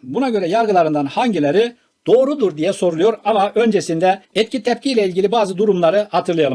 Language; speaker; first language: Turkish; native; Turkish